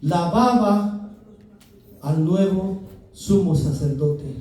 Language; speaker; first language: Spanish; native; Spanish